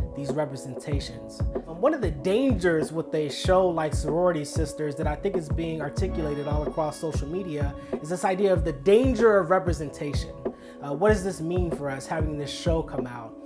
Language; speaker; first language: English; native; English